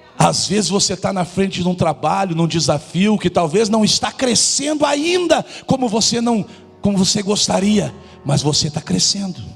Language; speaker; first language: Portuguese; native; Portuguese